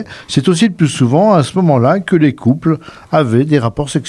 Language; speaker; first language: French; native; French